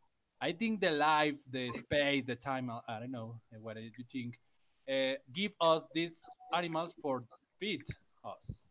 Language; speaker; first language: English; non-native, learner; Spanish